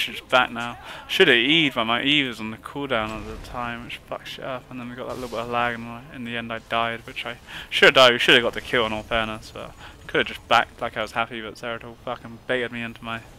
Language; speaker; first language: English; native; English